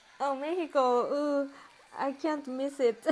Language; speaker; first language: English; non-native, learner; Japanese